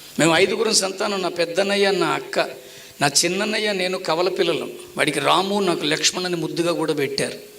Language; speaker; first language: Telugu; non-native, local second language; Tamil